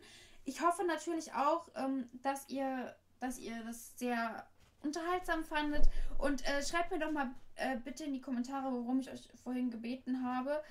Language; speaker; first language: German; native; German